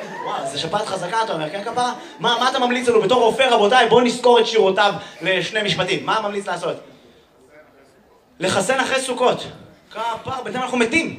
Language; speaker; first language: Hebrew; native; Hebrew